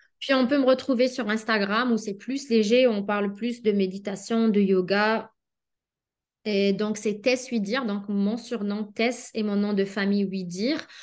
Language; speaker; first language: French; non-native, local second language; Arabic